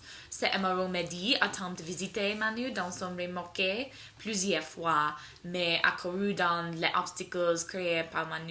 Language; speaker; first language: French; non-native, learner; English